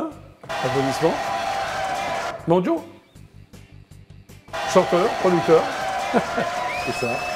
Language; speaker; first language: French; native; French